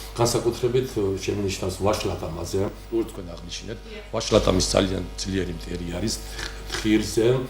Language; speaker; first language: Georgian; native; Georgian